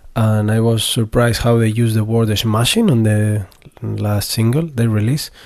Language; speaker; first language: English; non-native, fluent; Spanish